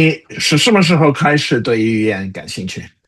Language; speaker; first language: Chinese; non-native, fluent; English